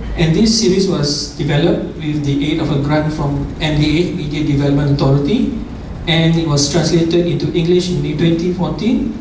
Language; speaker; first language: English; non-native, local second language; Malay